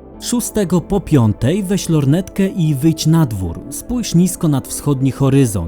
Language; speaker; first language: Polish; native; Polish